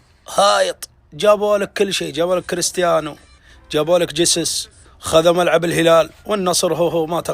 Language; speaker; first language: Arabic; native; Arabic